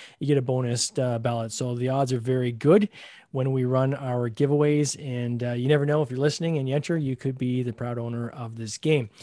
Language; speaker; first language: English; native; English